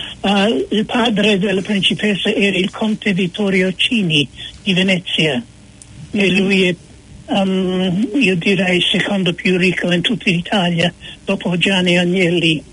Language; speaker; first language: Italian; non-native, fluent; English